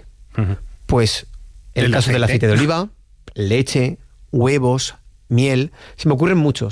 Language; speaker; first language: Spanish; native; Spanish